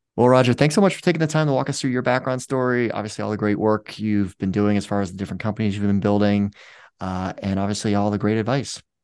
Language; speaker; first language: English; native; English